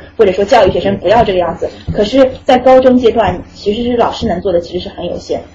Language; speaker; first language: Chinese; native; Chinese